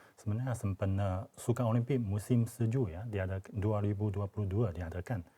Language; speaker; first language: Malay; non-native, fluent; Chinese